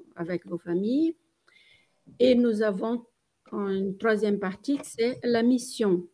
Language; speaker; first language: French; non-native, fluent; Portuguese